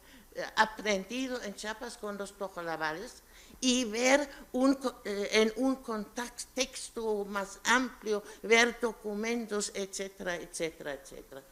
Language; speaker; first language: Spanish; non-native, fluent; German